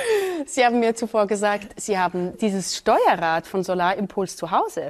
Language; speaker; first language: German; native; German